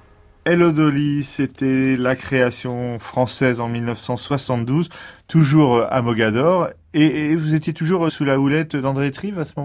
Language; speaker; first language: French; native; French